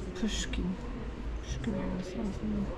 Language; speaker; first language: Russian; non-native, learner; Turkish